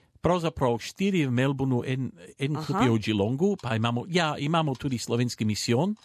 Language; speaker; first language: Slovenian; early bilingual, heritage; Slovenian